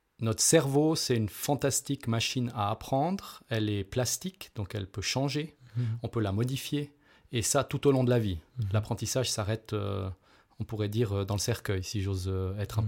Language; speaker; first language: French; native; French